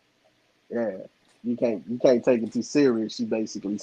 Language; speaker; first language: English; native; English